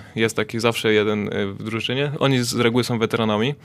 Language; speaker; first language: Polish; native; Polish